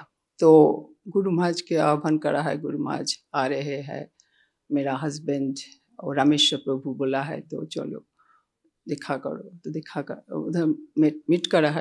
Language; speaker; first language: Hindi; non-native, local second language; Bangla